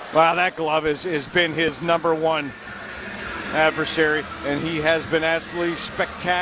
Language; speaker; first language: English; native; English